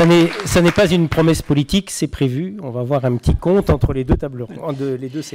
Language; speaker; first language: French; native; French